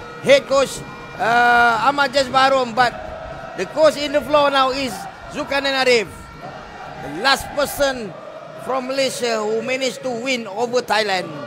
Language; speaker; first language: English; non-native, local second language; Malay